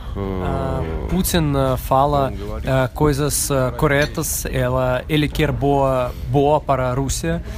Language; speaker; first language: Portuguese; non-native, learner; Russian